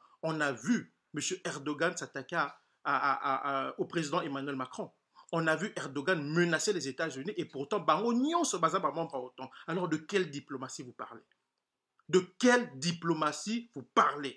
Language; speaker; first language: French; non-native, local second language; Lingala